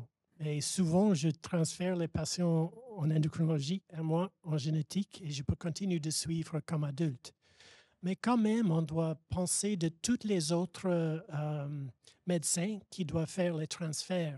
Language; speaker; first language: French; non-native, fluent; English